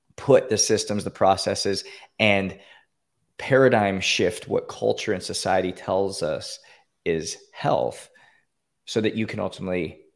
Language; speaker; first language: English; native; English